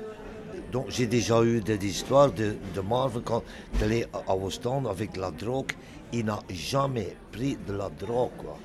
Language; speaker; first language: French; non-native, local second language; Dutch